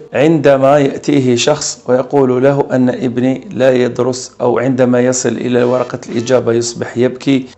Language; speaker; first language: Arabic; native; Arabic